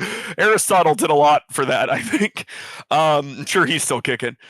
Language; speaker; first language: English; native; English